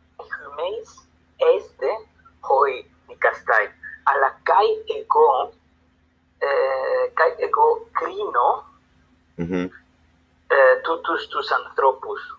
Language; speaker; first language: Greek; non-native, learner; Spanish